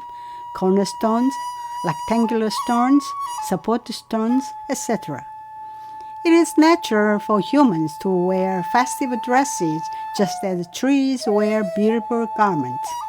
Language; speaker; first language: English; non-native, fluent; Korean